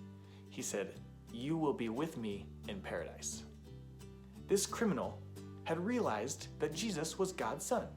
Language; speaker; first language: English; native; English